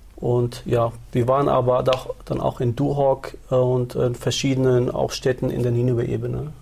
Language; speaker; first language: German; early bilingual, other home language; Turoyo